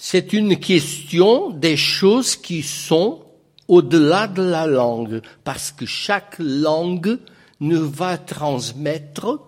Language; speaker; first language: French; non-native, fluent; Portuguese